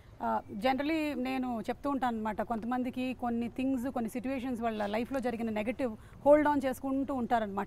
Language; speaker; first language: Telugu; native; Telugu